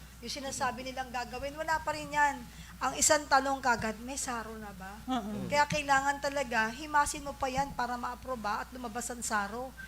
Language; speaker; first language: Filipino; native; Filipino